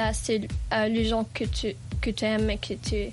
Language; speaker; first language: French; non-native, local second language; Arabic